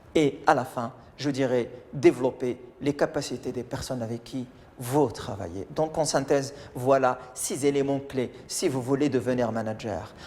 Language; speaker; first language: French; non-native, local second language; Arabic